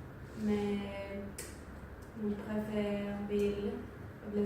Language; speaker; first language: French; non-native, learner; Spanish